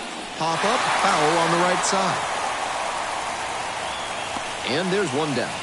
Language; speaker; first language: English; native; English